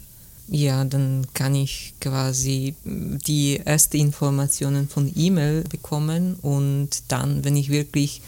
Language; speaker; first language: German; non-native, fluent; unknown